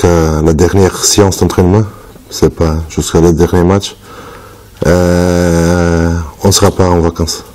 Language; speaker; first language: French; non-native, fluent; Portuguese